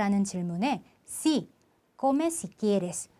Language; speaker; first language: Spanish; non-native, fluent; Korean